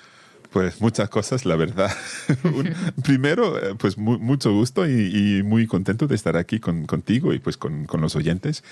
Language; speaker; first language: Spanish; non-native, fluent; English